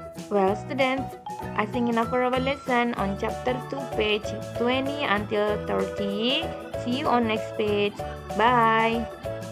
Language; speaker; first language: English; non-native, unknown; Indonesian